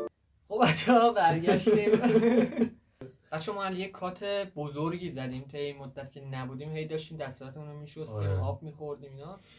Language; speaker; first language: Persian; native; Persian